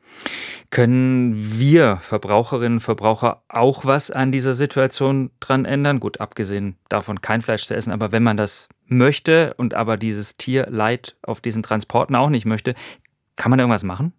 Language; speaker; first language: German; native; German